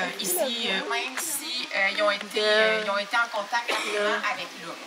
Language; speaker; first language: French; non-native, learner; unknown